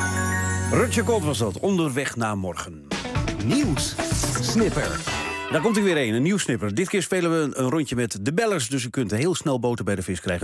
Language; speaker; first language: Dutch; native; Dutch